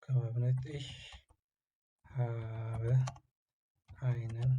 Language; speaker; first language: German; non-native, learner; Tigrinya